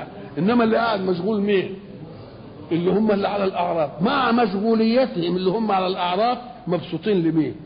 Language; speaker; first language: Arabic; native; Arabic